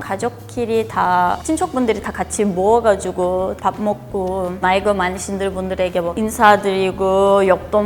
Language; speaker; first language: Korean; non-native, fluent; Turkish